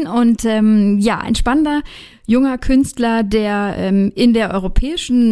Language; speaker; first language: German; native; German